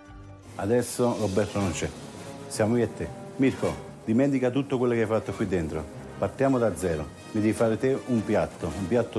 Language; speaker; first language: Italian; native; Italian